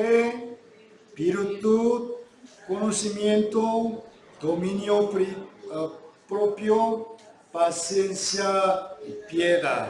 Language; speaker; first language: Spanish; non-native, fluent; Korean